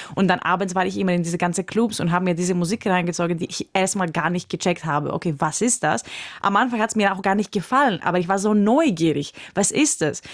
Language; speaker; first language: German; non-native, fluent; Greek